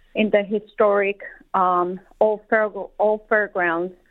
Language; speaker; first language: English; non-native, fluent; Spanish